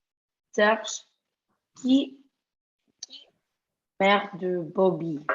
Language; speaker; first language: French; non-native, learner; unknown